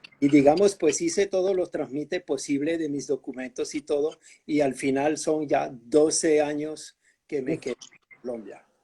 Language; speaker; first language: Spanish; early bilingual, heritage; Spanish